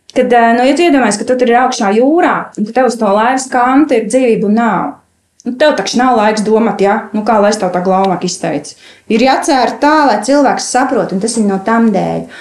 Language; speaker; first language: Latvian; native; Latvian